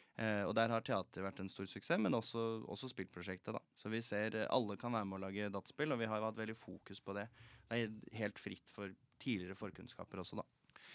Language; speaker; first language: Norwegian; native; Norwegian